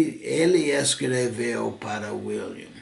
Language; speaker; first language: Portuguese; non-native, fluent; English